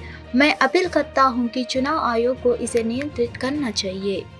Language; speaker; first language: Hindi; native; Hindi